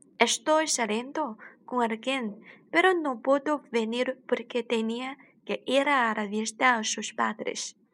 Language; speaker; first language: Spanish; non-native, learner; Chinese